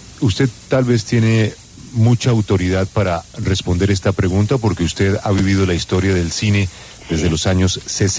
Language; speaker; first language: Spanish; native; Spanish